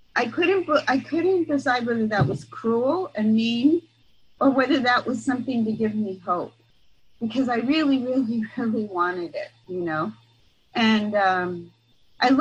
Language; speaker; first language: English; native; English